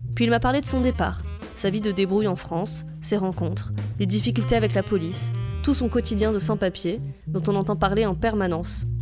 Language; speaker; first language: French; native; French